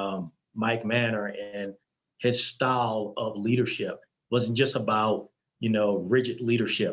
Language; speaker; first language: English; native; English